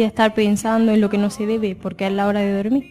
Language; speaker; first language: Spanish; native; Spanish